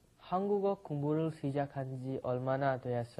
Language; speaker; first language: Korean; non-native, learner; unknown